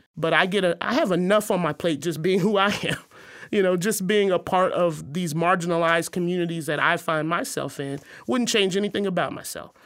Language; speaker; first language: English; native; English